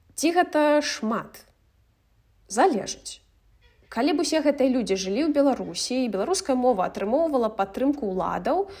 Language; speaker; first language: Belarusian; non-native, local second language; Russian